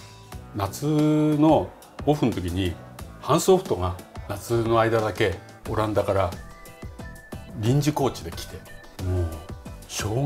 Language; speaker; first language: Japanese; native; Japanese